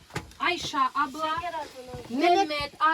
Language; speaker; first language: Turkish; non-native, learner; Russian